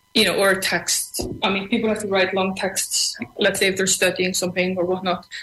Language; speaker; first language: English; non-native, fluent; Icelandic